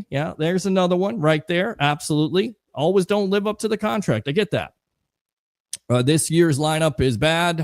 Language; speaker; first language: English; native; English